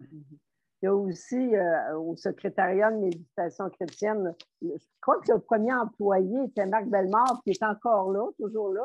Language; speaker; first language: French; native; French